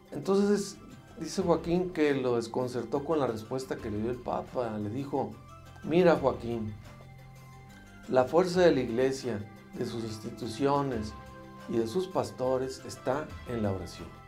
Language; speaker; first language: Spanish; native; Spanish